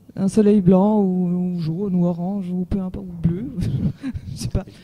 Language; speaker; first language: French; native; French